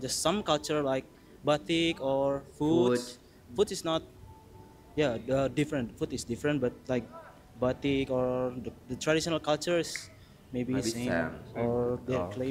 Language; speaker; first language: English; non-native, fluent; Indonesian